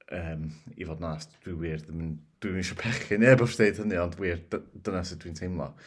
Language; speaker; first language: Welsh; native; Welsh